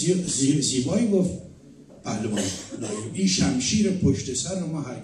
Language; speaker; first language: Persian; native; Persian